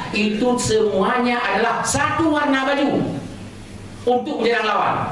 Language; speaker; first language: Indonesian; non-native, local second language; Achinese